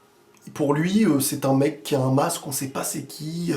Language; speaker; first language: French; native; French